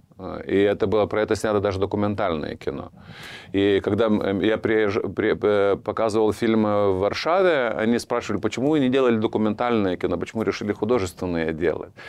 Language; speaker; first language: Russian; non-native, fluent; Lithuanian